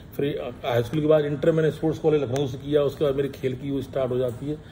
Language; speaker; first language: Hindi; native; Hindi